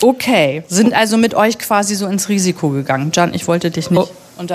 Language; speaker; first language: German; native; German